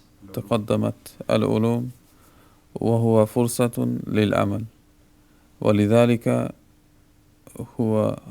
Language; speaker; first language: Arabic; non-native, learner; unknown